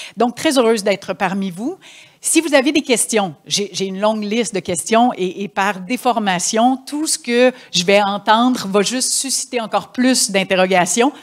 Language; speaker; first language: French; native; French